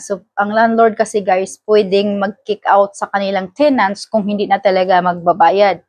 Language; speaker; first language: Filipino; non-native, local second language; Cebuano